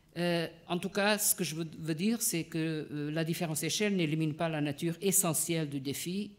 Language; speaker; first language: French; non-native, fluent; Portuguese